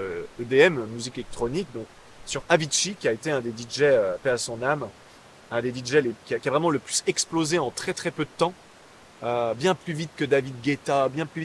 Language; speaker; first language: French; native; French